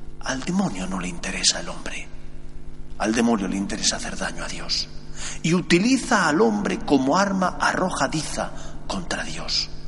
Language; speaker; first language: Spanish; native; Spanish